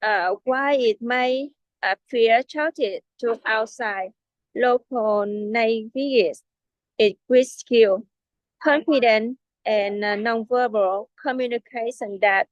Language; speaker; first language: English; non-native, learner; Vietnamese